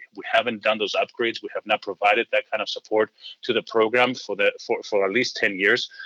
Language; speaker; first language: English; early bilingual, heritage; Greek